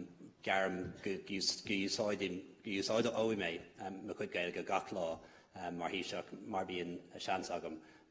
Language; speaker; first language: Irish; non-native, local second language; English